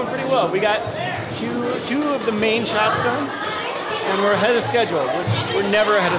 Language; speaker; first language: English; native; English